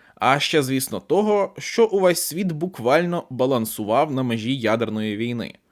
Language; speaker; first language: Ukrainian; native; Ukrainian